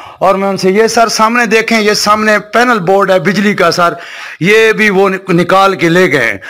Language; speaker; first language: Urdu; non-native, local second language; Saraiki